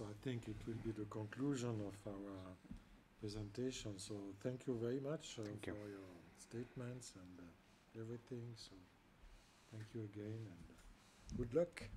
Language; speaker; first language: English; non-native, fluent; French